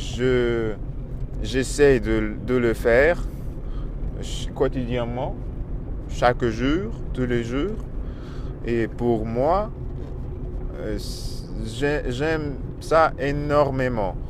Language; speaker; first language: French; non-native, learner; Russian